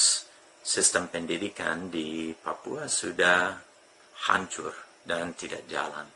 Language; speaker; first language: Indonesian; non-native, fluent; English